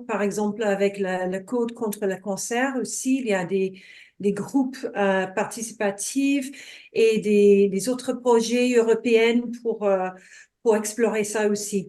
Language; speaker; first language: French; non-native, fluent; English